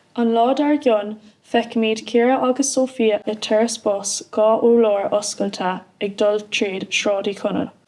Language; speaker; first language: Irish; non-native, local second language; English